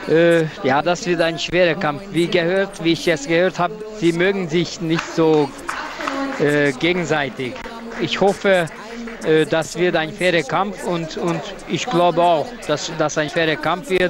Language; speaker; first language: German; non-native, fluent; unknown